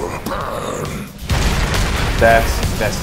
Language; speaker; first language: English; native; English